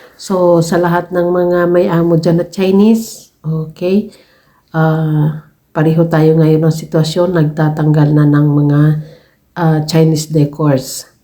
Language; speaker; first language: Filipino; native; Filipino